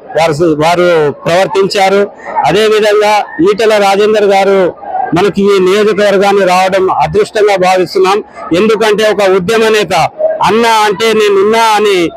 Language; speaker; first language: Telugu; non-native, local second language; Lambadi